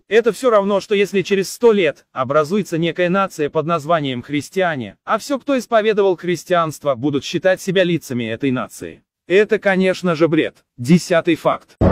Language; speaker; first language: Russian; non-native, local second language; Azerbaijani